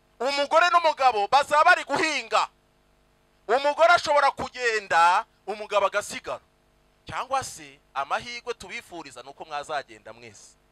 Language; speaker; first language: Kinyarwanda; native; Kinyarwanda